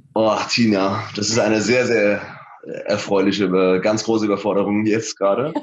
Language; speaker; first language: German; early bilingual, other home language; Persian